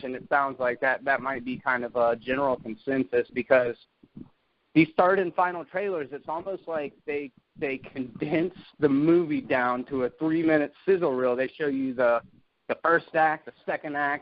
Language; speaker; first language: English; native; English